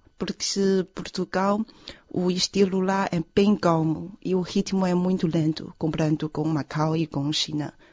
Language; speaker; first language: Portuguese; non-native, fluent; Chinese